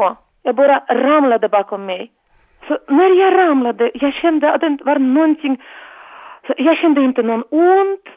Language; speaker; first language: Swedish; non-native, fluent; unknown